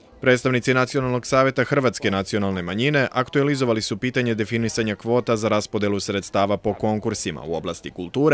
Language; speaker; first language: Serbian; native; Serbian